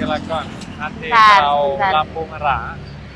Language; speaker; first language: Indonesian; non-native, learner; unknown